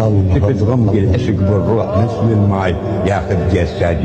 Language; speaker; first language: Arabic; native; Arabic